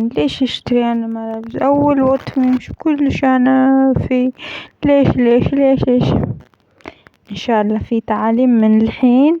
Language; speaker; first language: Arabic; non-native, learner; Amharic